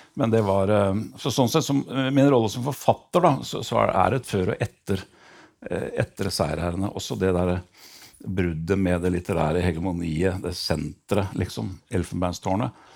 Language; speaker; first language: Norwegian; native; Norwegian